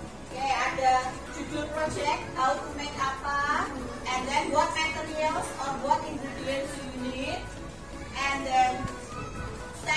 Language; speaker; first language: English; non-native, fluent; Indonesian